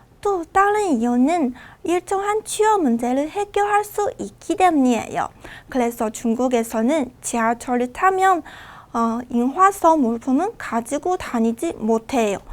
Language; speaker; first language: Korean; non-native, fluent; Chinese